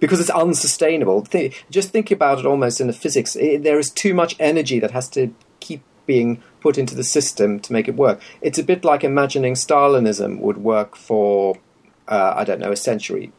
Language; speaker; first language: English; native; English